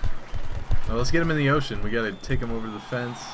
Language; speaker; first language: English; native; English